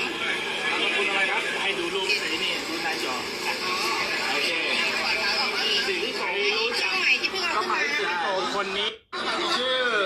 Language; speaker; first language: Thai; native; Thai